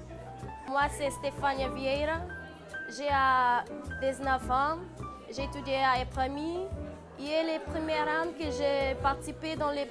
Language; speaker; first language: French; non-native, learner; Portuguese